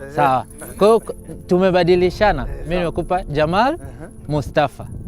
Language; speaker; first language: Swahili; native; Swahili